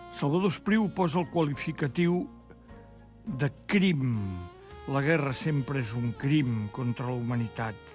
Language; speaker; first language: Catalan; native; Catalan